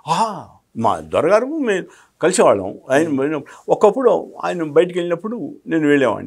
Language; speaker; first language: Telugu; native; Telugu